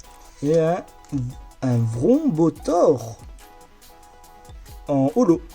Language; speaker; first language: French; native; French